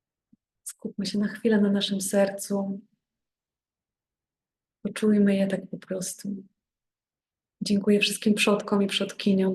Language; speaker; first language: Polish; native; Polish